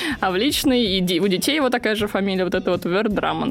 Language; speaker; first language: Russian; native; Russian